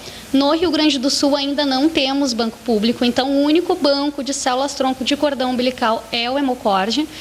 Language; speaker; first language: Portuguese; native; Portuguese